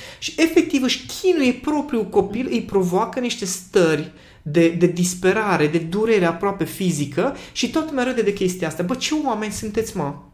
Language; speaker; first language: Romanian; non-native, local second language; Hungarian